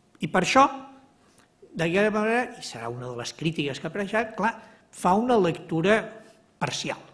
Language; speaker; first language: Catalan; native; Catalan